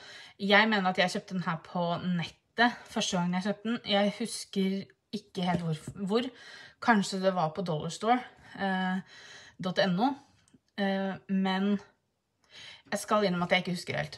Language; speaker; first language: Norwegian; native; Norwegian